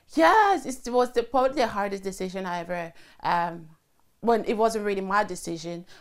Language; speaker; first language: English; early bilingual, other home language; French